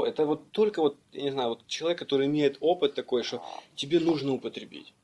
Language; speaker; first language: Russian; native; Russian